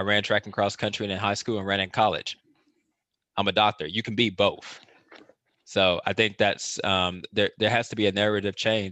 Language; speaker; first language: English; native; English